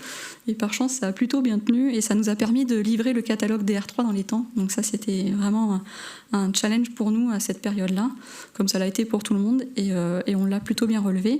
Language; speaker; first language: French; native; French